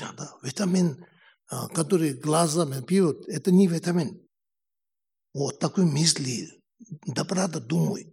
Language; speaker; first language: Russian; non-native, learner; Tibetan